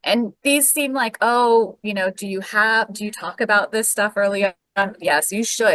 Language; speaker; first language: English; native; English